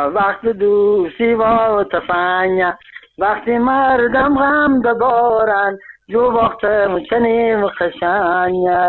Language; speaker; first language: Persian; non-native, local second language; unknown